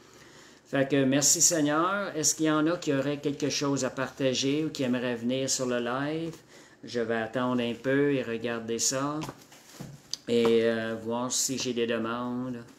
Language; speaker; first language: French; native; French